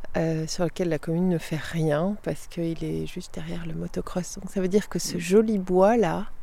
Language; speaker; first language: French; early bilingual, heritage; French